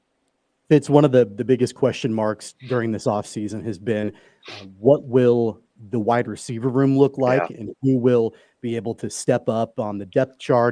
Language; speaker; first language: English; native; English